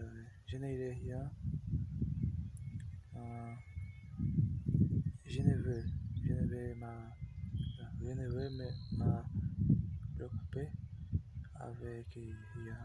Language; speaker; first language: French; non-native, learner; Portuguese